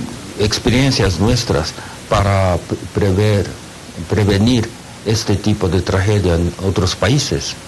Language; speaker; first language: Spanish; non-native, learner; Japanese